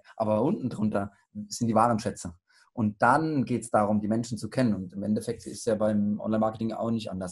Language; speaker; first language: German; native; German